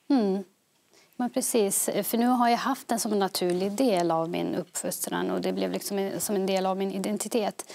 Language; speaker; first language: Swedish; early bilingual, other home language; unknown